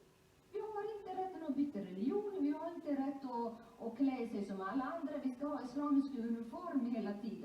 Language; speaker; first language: Swedish; non-native, fluent; Somali